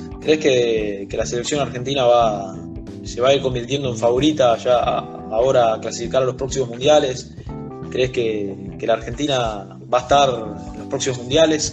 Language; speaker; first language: Spanish; native; Spanish